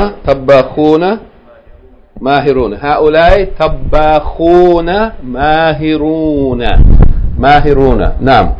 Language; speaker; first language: Arabic; non-native, fluent; English